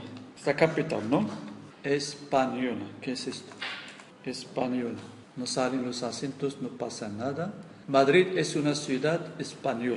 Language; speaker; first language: Spanish; non-native, fluent; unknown